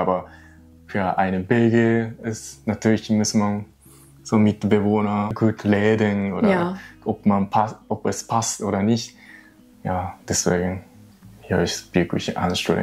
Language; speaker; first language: German; non-native, learner; Japanese